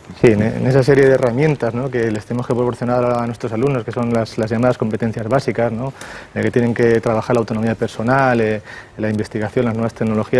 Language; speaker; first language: Spanish; native; Spanish